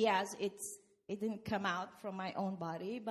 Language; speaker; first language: English; non-native, local second language; Filipino